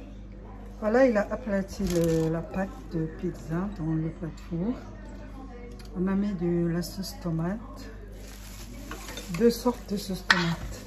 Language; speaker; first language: French; non-native, fluent; Arabic